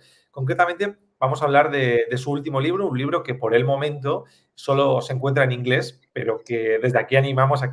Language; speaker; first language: Spanish; native; Spanish